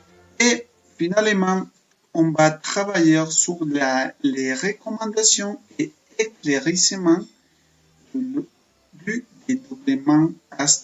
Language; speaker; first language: French; non-native, fluent; Spanish